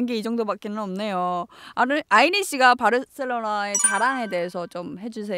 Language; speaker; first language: Korean; native; Korean